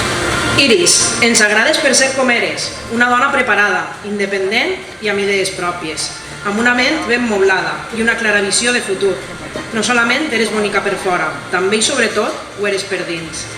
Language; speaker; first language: Catalan; native; Catalan